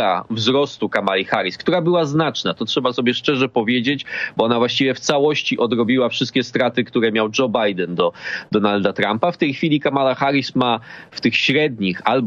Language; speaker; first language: Polish; native; Polish